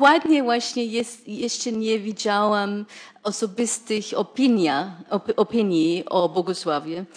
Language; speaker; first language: Polish; non-native, fluent; German